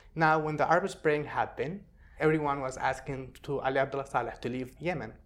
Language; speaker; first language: English; non-native, fluent; Arabic